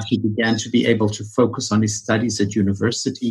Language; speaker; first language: English; native; English